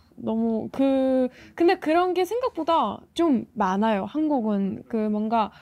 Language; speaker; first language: Korean; non-native, fluent; Ukrainian